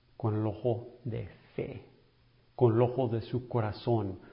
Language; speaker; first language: Spanish; non-native, fluent; English